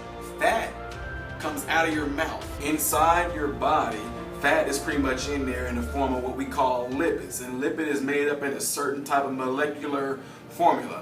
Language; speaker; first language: English; native; English